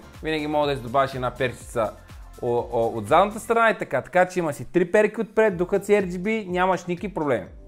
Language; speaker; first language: Bulgarian; native; Bulgarian